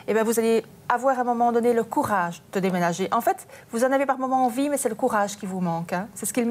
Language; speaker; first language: French; native; French